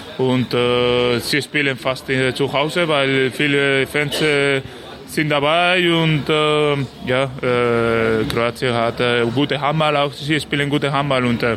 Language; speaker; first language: German; non-native, learner; Spanish